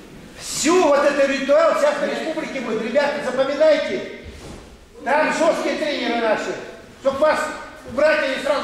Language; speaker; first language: Russian; native; Russian